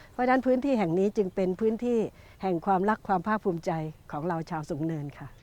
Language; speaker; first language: Thai; native; Thai